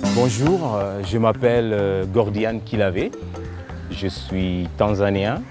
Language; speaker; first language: French; non-native, fluent; Swahili